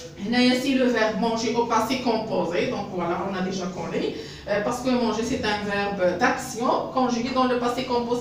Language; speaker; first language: French; non-native, local second language; Arabic